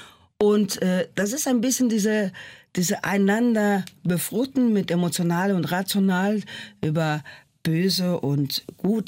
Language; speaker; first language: German; non-native, fluent; Portuguese